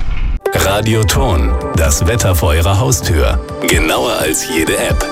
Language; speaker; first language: German; native; German